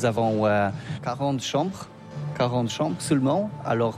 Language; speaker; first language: French; non-native, learner; Polish